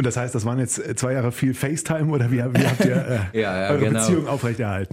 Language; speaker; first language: German; native; German